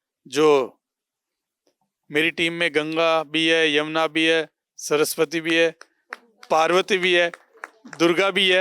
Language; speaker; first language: Hindi; native; Hindi